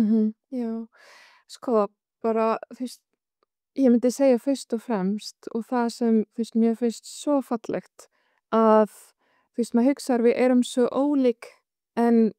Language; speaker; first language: Icelandic; non-native, fluent; Arabic